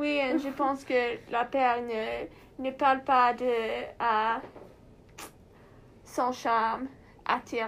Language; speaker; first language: French; non-native, learner; English